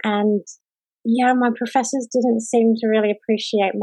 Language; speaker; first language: English; native; English